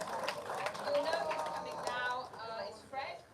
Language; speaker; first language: English; native; English